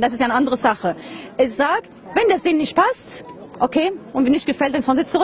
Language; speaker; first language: German; non-native, fluent; Arabic